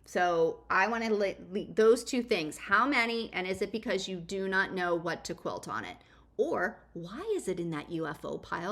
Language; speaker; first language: English; native; English